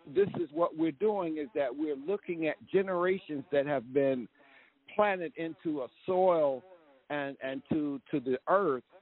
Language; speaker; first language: English; native; English